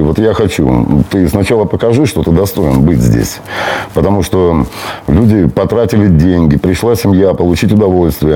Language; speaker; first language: Russian; native; Russian